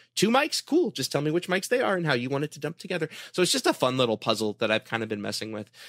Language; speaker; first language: English; native; English